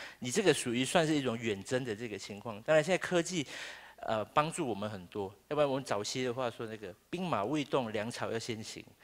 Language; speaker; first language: Chinese; native; Chinese